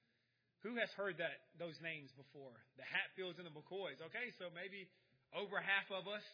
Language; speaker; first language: English; native; English